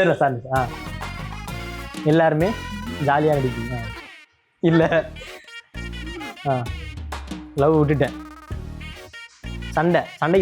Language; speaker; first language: Tamil; native; Tamil